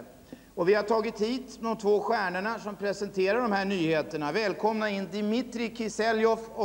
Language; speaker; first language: Swedish; native; Swedish